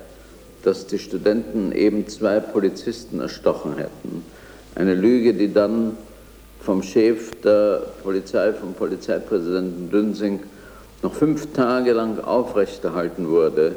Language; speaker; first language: German; native; German